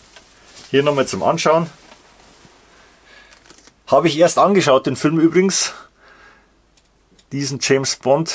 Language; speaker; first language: German; native; German